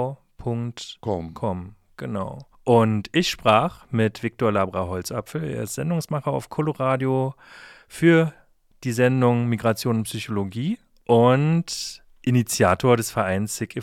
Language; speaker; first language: German; native; German